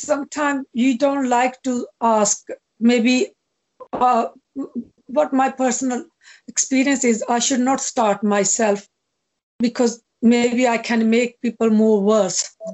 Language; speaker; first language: English; non-native, local second language; Punjabi